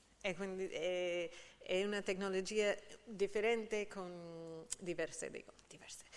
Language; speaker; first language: Italian; non-native, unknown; English